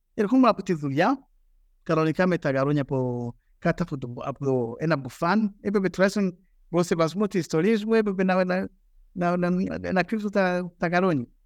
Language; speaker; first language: Greek; non-native, fluent; Rundi